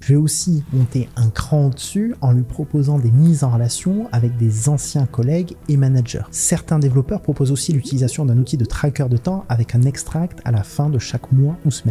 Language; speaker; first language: French; native; French